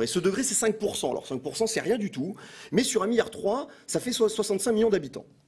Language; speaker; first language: French; native; French